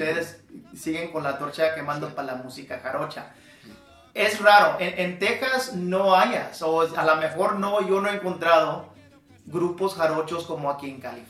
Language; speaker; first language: Spanish; early bilingual, heritage; Spanish